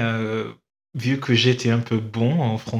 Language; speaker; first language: French; non-native, fluent; English